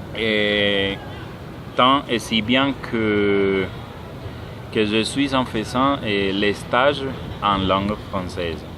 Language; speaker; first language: French; non-native, fluent; Spanish